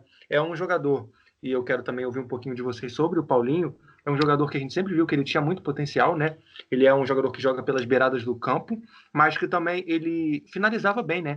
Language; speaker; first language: Portuguese; native; Portuguese